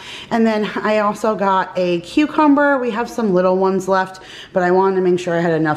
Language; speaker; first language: English; native; English